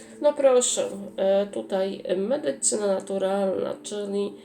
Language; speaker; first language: Polish; native; Polish